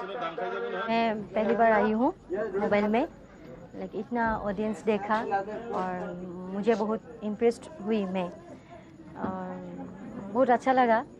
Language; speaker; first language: Hindi; non-native, local second language; Assamese